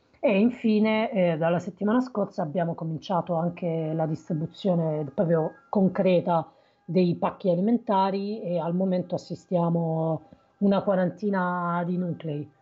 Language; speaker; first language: Italian; native; Italian